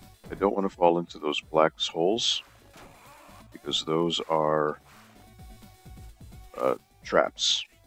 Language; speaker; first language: English; early bilingual, other home language; Spanish